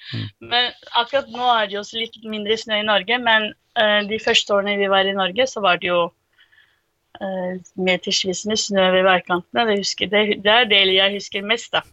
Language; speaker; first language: Norwegian; early bilingual, other home language; Turkish